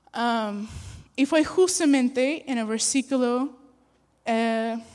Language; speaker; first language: Spanish; non-native, fluent; English